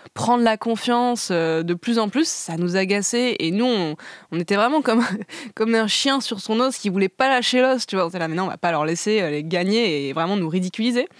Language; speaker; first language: French; native; French